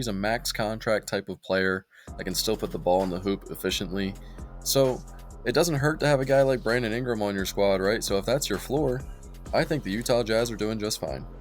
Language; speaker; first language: English; native; English